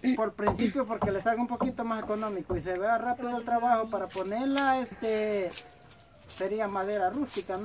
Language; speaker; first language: Spanish; native; Spanish